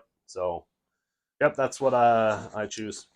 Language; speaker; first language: English; native; English